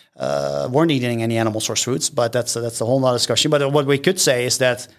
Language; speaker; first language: English; non-native, fluent; Dutch